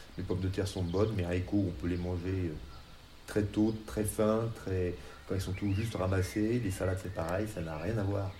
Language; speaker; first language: French; native; French